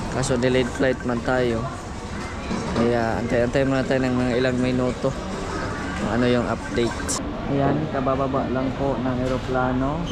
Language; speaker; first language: Filipino; non-native, local second language; Cebuano